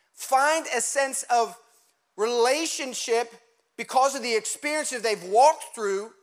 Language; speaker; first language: English; early bilingual, other home language; German